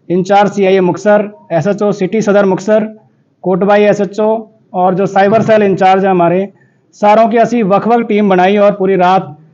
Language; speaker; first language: Hindi; non-native, local second language; Punjabi